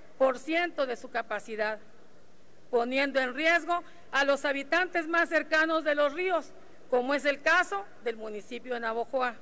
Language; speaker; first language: Spanish; native; Spanish